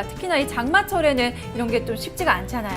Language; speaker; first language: Korean; native; Korean